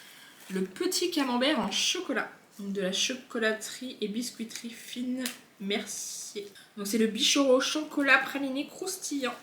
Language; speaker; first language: French; native; French